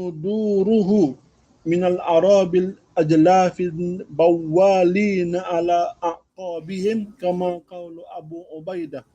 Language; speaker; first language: Arabic; non-native, fluent; Malay